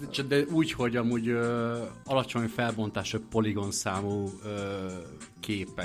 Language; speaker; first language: Hungarian; native; Hungarian